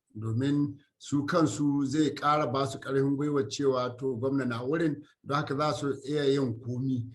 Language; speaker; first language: Hausa; native; Hausa